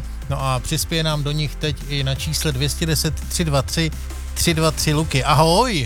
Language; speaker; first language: Czech; native; Czech